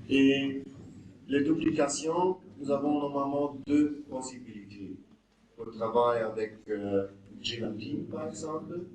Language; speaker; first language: French; non-native, learner; German